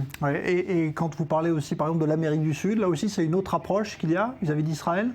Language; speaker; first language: French; native; French